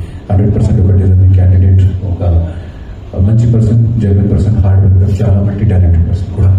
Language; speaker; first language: Telugu; non-native, fluent; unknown